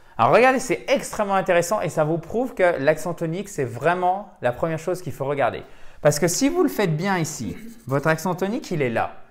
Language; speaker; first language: French; native; French